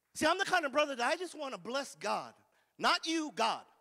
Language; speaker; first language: English; native; English